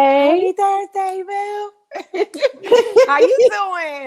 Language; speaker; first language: English; native; English